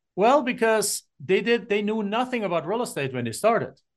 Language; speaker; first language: English; non-native, fluent; German